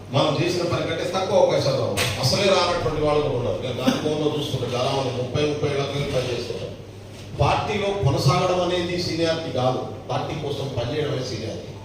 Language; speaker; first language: Telugu; non-native, local second language; Lambadi